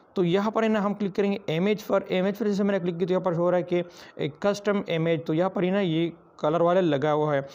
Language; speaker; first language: Urdu; non-native, local second language; Pashto